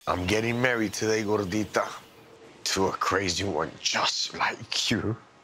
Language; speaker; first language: English; early bilingual, other home language; Spanish